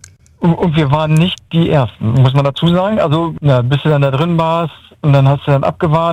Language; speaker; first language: German; native; German